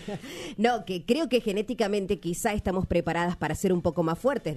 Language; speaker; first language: Spanish; native; Spanish